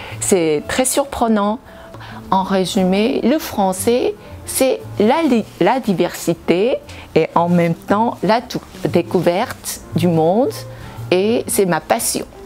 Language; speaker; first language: French; non-native, fluent; Korean